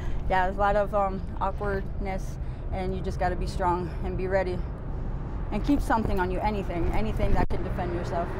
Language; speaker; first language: English; native; English